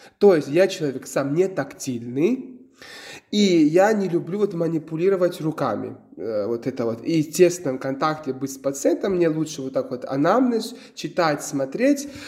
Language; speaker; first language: Russian; non-native, local second language; Georgian